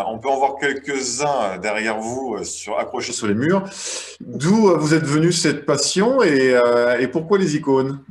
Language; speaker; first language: French; native; French